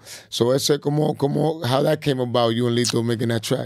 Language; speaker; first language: English; early bilingual, other home language; Spanish